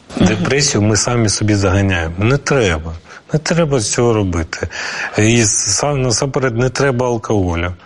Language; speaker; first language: Ukrainian; non-native, local second language; Russian